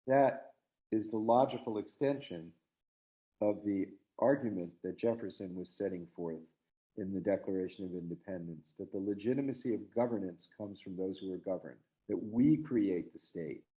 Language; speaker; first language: English; native; English